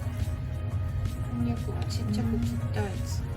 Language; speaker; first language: Japanese; native; Japanese